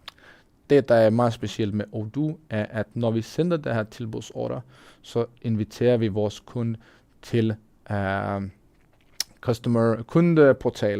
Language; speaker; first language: Danish; non-native, fluent; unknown